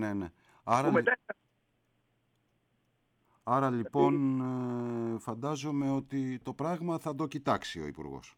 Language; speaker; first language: Greek; native; Greek